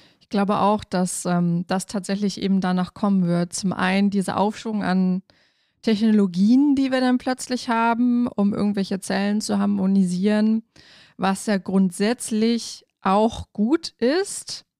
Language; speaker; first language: German; native; German